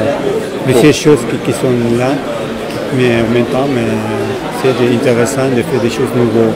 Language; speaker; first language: French; non-native, fluent; Spanish